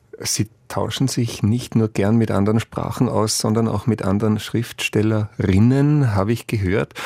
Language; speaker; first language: German; native; German